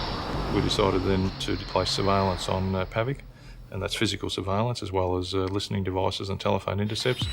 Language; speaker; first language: English; native; English